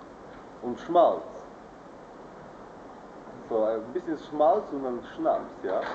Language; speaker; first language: German; non-native, learner; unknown